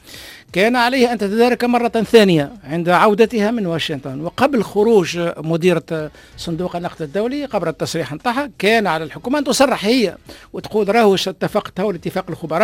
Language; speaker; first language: Arabic; native; Arabic